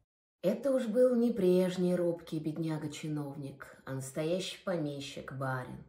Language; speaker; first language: Russian; native; Russian